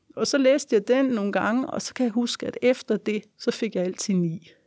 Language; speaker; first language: Danish; native; Danish